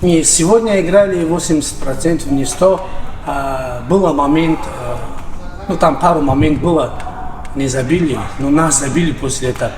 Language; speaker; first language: Russian; non-native, local second language; Tajik